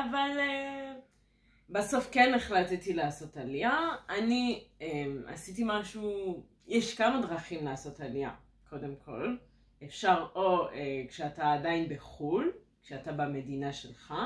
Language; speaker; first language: Hebrew; non-native, fluent; French